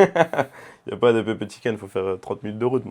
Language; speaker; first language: French; native; French